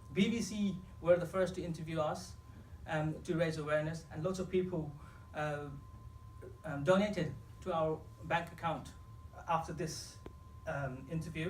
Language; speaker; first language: English; non-native, fluent; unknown